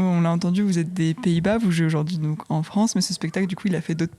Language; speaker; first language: French; native; French